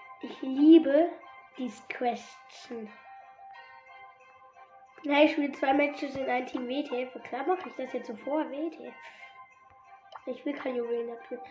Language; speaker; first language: German; native; German